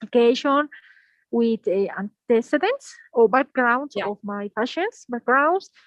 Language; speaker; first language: English; non-native, learner; Spanish